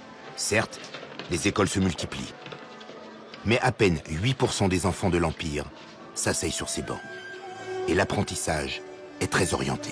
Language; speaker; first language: French; native; French